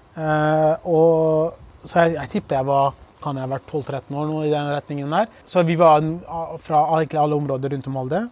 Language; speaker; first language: Norwegian; early bilingual, other home language; Kurdish